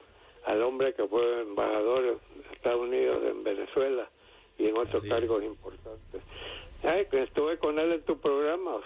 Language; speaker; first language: Spanish; native; Spanish